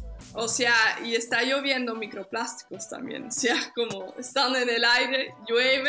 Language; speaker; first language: Spanish; non-native, fluent; Dutch